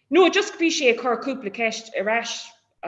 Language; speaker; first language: Irish; non-native, local second language; English